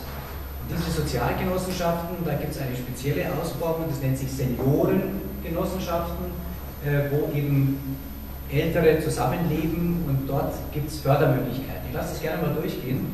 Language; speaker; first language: German; native; German